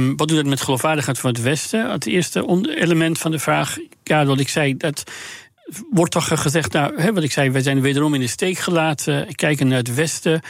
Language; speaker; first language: Dutch; non-native, fluent; Persian